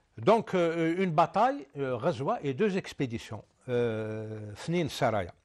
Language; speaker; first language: French; non-native, local second language; Arabic